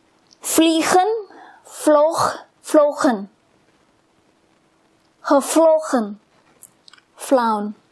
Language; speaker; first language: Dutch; non-native, fluent; Indonesian